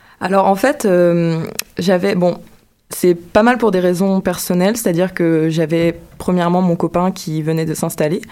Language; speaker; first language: French; native; French